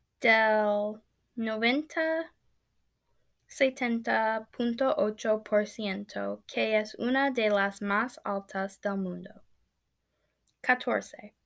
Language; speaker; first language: Spanish; non-native, learner; English